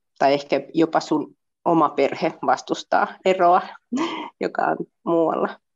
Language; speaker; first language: Finnish; early bilingual, other home language; Spanish